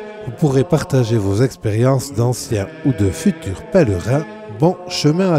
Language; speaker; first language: French; native; French